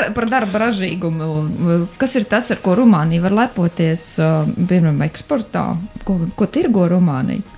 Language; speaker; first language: Latvian; native; Latvian